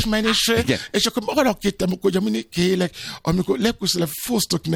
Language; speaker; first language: Hungarian; non-native, fluent; Yoruba